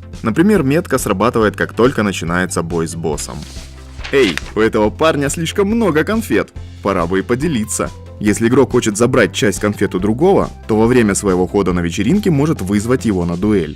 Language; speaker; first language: Russian; native; Russian